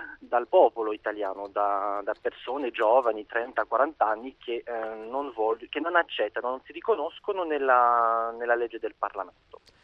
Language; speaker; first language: Italian; non-native, fluent; French